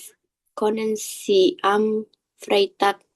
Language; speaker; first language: German; non-native, learner; Indonesian